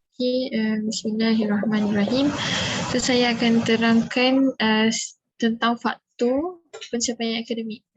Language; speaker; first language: Malay; native; Malay